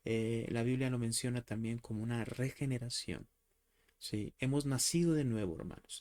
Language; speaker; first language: Spanish; native; Spanish